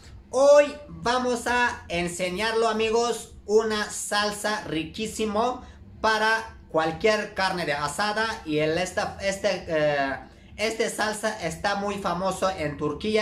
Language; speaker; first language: Spanish; non-native, learner; Turkish